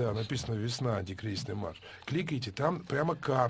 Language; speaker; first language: Russian; native; Russian